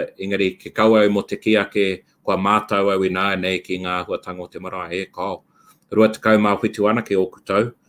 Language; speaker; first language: Māori; non-native, local second language; English